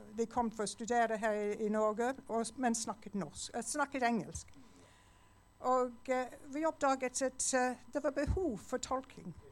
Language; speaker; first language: Norwegian; non-native, fluent; English